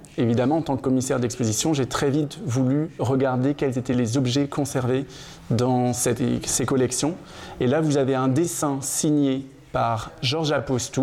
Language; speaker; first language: French; native; French